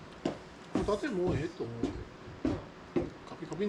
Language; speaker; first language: Japanese; native; Japanese